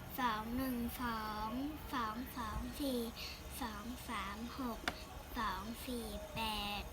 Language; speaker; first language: Thai; native; Thai